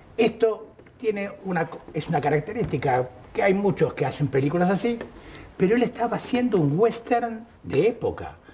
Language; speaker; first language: Spanish; native; Spanish